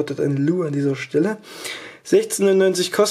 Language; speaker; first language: German; native; German